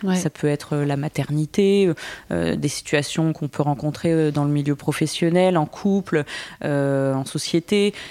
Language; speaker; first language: French; native; French